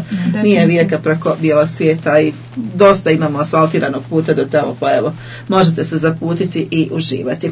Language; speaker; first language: Serbian; native; Serbian